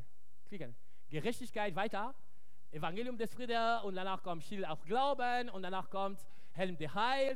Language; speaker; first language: German; non-native, fluent; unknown